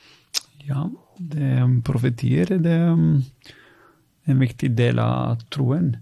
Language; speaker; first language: Norwegian; non-native, fluent; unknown